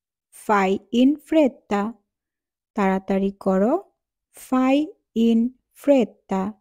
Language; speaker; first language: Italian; non-native, fluent; Bangla